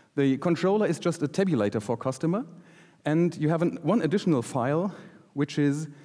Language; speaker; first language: English; non-native, fluent; German